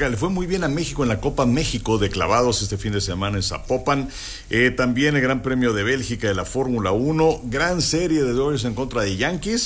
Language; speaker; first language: Spanish; native; Spanish